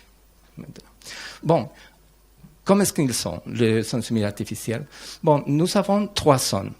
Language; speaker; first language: French; non-native, learner; Spanish